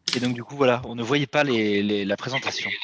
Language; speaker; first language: French; native; French